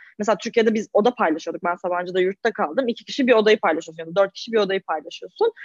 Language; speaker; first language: Turkish; native; Turkish